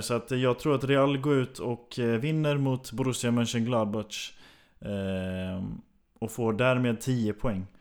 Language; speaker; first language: Swedish; native; Swedish